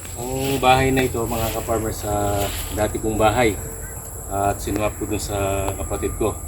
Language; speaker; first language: Filipino; non-native, local second language; Pampanga